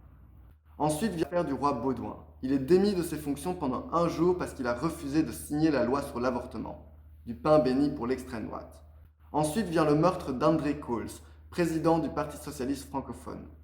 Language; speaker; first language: French; native; French